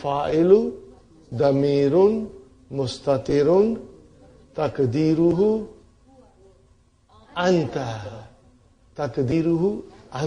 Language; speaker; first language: Arabic; non-native, fluent; Urdu